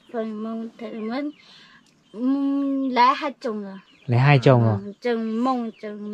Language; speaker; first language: Vietnamese; non-native, local second language; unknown